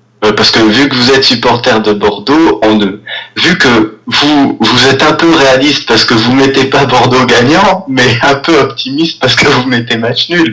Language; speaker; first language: French; native; French